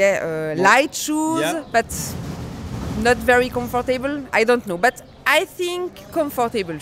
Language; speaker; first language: English; non-native, learner; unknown